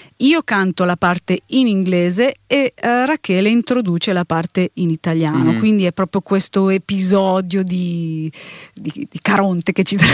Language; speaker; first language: Italian; native; Italian